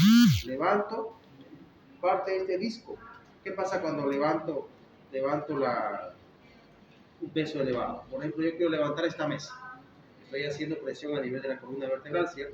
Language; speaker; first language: Spanish; native; Spanish